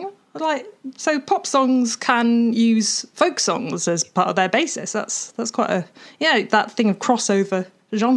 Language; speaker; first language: English; native; English